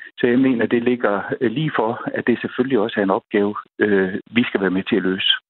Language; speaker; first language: Danish; native; Danish